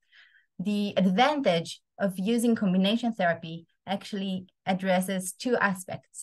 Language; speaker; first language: English; non-native, fluent; Hebrew